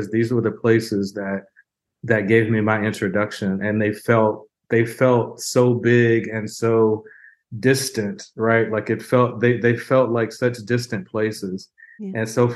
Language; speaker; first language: English; native; English